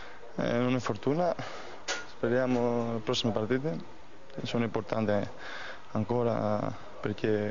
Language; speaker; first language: Italian; non-native, learner; Greek